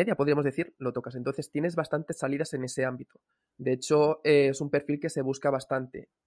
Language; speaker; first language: Spanish; native; Spanish